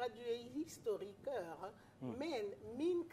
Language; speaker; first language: Swedish; non-native, fluent; French